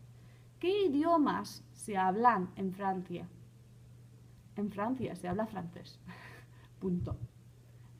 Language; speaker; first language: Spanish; non-native, fluent; French